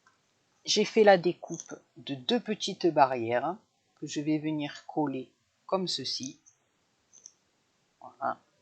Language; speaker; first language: French; native; French